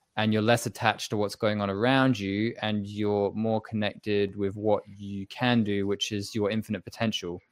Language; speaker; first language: English; native; English